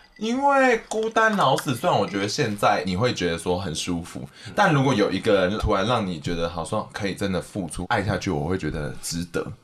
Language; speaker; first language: Chinese; native; Chinese